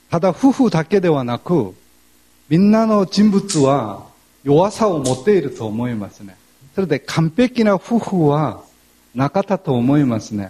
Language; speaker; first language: Japanese; non-native, fluent; Korean